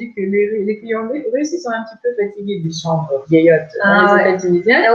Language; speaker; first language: French; non-native, fluent; Russian